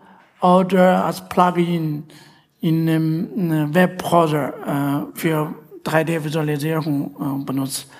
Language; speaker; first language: German; non-native, fluent; Chinese